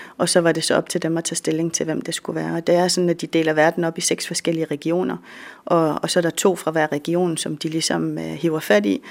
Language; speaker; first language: Danish; native; Danish